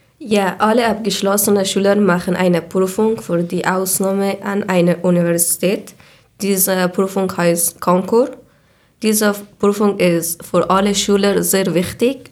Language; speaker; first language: German; non-native, learner; Persian